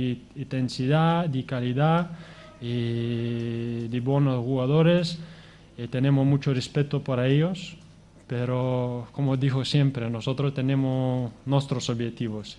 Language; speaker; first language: Spanish; non-native, fluent; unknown